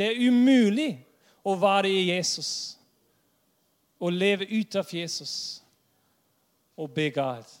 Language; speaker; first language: Norwegian; non-native, fluent; English